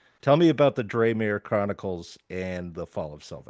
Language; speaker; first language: English; native; English